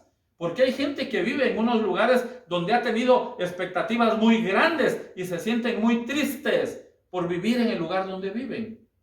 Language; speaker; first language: Spanish; native; Spanish